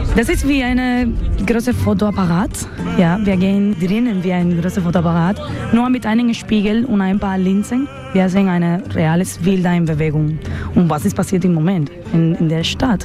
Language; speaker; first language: German; non-native, learner; Spanish